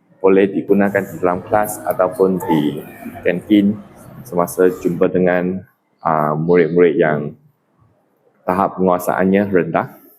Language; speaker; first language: Malay; non-native, local second language; Chinese